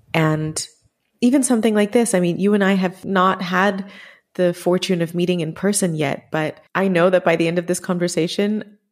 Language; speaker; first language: English; native; English